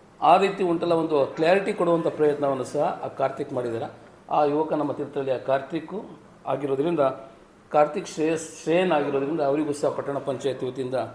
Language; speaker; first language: Kannada; native; Kannada